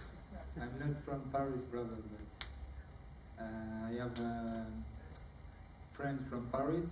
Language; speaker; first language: English; non-native, learner; French